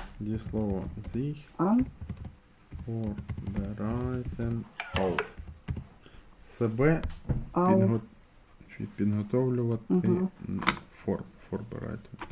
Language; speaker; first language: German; non-native, fluent; Ukrainian